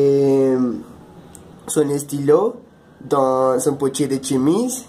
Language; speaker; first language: French; non-native, learner; Spanish